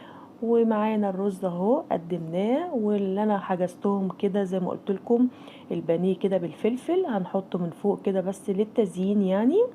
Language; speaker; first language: Arabic; native; Arabic